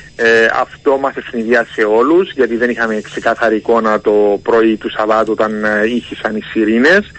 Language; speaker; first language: Greek; native; Greek